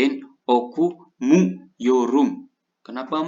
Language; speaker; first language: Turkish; non-native, fluent; Indonesian